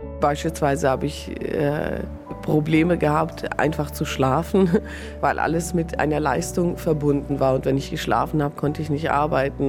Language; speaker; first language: German; early bilingual, other home language; Persian